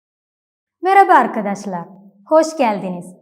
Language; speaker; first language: Turkish; non-native, fluent; Malayalam